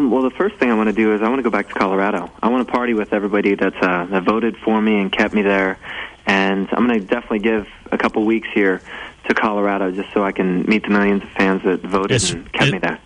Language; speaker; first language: English; native; English